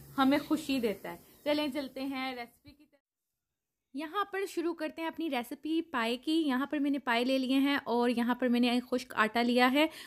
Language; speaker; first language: Urdu; non-native, local second language; Punjabi